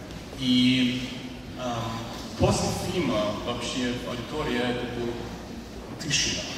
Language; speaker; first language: Russian; non-native, learner; German